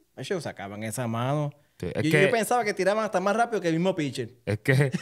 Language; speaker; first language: Spanish; native; Spanish